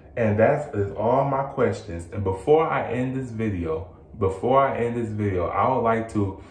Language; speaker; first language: English; native; English